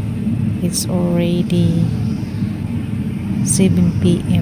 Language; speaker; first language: English; non-native, local second language; Filipino